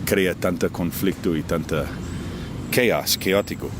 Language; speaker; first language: Spanish; non-native, fluent; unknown